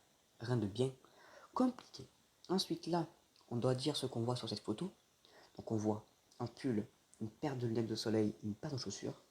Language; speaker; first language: French; native; French